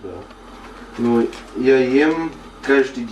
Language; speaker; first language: Russian; non-native, fluent; English